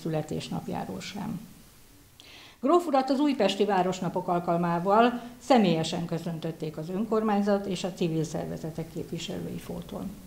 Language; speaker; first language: Hungarian; native; Hungarian